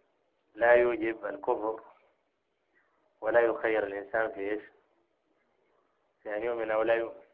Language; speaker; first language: Arabic; native; Arabic